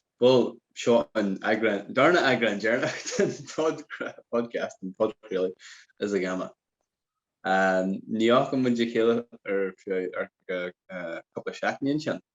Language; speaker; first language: Irish; non-native, local second language; English